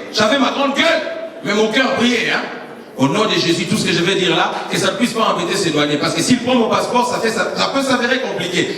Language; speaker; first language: French; non-native, local second language; Lingala